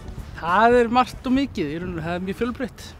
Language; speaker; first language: Icelandic; native; Icelandic